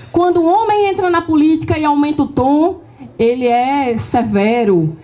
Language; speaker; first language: Portuguese; native; Portuguese